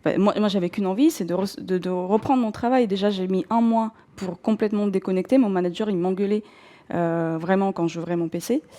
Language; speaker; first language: French; non-native, fluent; Russian